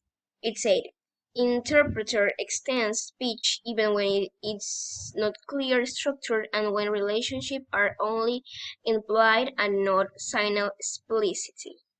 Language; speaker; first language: English; non-native, learner; Spanish